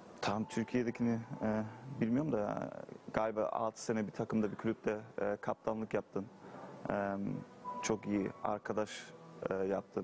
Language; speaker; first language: Turkish; early bilingual, heritage; Turkish